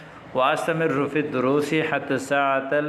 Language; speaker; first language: Arabic; non-native, fluent; Urdu